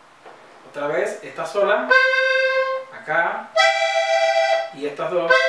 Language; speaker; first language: Spanish; native; Spanish